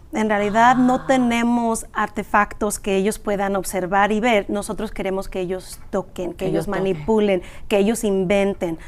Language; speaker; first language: Spanish; early bilingual, other home language; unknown